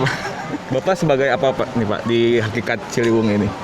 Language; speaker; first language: Indonesian; native; Indonesian